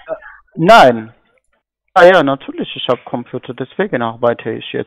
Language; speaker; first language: German; non-native, learner; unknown